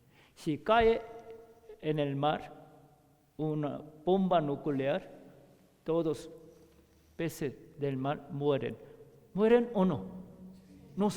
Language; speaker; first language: Spanish; non-native, learner; Korean